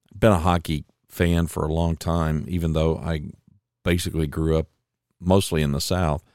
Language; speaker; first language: English; native; English